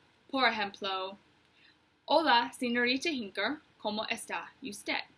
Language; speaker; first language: Spanish; non-native, learner; English